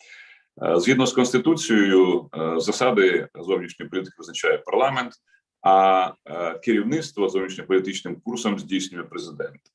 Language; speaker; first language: Ukrainian; native; Ukrainian